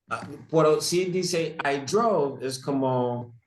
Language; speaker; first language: Spanish; non-native, fluent; English